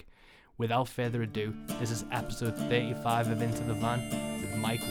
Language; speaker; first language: English; native; English